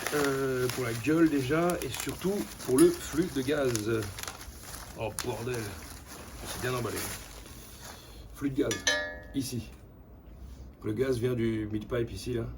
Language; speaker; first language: French; native; French